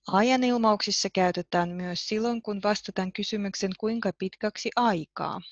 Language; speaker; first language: Finnish; non-native, fluent; Russian